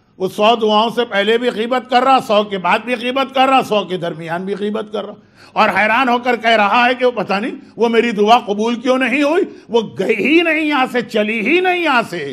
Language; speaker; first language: Hindi; native; Hindi